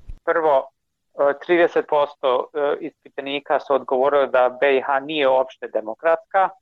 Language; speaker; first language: Croatian; non-native, fluent; English